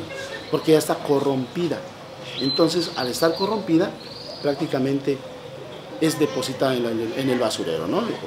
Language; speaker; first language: Spanish; native; Spanish